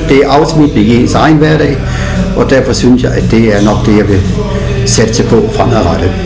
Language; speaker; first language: Danish; native; Danish